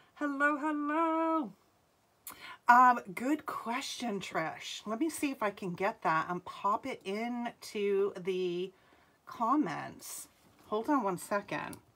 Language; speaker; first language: English; native; English